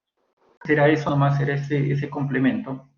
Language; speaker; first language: Spanish; native; Spanish